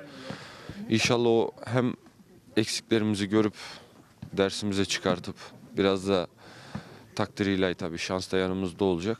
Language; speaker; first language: Turkish; native; Turkish